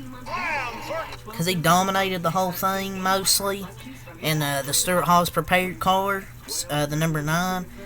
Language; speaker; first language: English; native; English